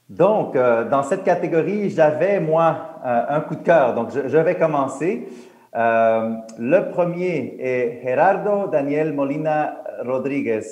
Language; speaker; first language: French; native; French